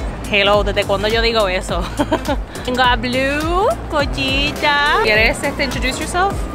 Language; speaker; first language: Spanish; native; Spanish